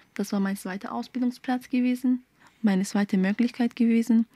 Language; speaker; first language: German; early bilingual, other home language; Turkish